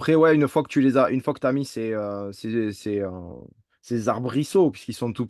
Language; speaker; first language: French; native; French